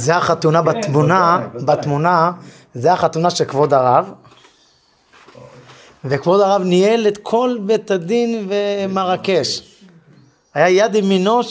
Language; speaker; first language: Hebrew; native; Hebrew